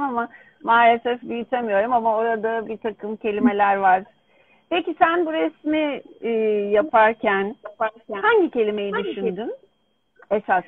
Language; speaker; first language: Turkish; native; Turkish